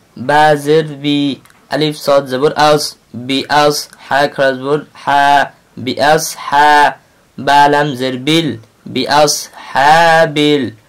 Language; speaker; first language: Arabic; non-native, learner; Bangla